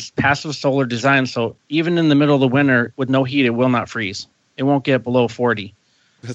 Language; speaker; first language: English; native; English